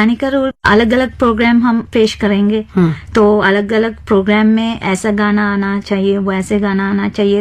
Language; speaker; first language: Hindi; non-native, fluent; Sinhala